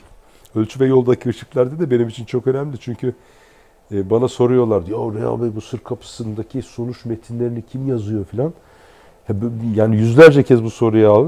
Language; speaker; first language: Turkish; native; Turkish